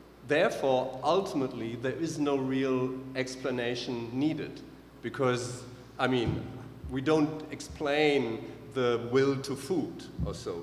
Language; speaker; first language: English; non-native, fluent; German